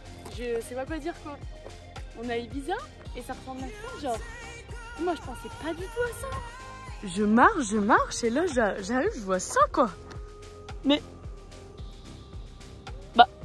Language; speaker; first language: French; native; French